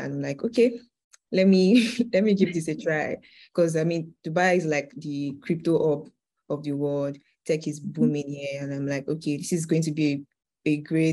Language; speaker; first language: English; non-native, local second language; Yoruba